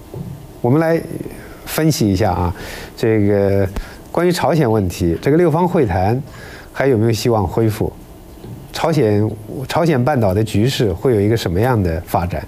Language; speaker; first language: Chinese; native; Chinese